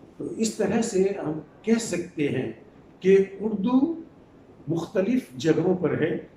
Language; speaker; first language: Urdu; non-native, fluent; Morisyen